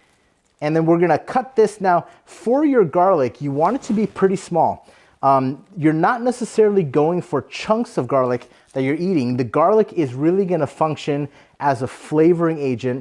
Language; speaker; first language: English; native; English